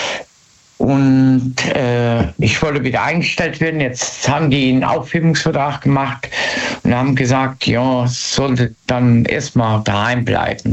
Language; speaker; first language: German; native; German